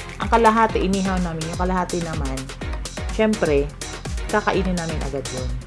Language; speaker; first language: Filipino; non-native, local second language; Cebuano